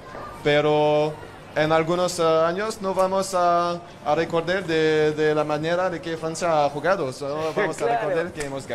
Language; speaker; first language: Spanish; non-native, learner; French